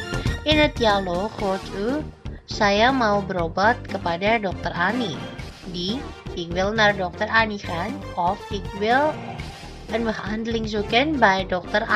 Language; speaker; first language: Dutch; non-native, fluent; Indonesian